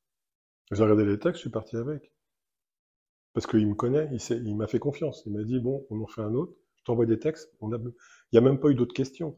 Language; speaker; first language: French; native; French